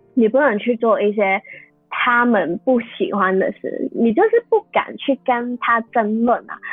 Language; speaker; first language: Chinese; non-native, fluent; Cantonese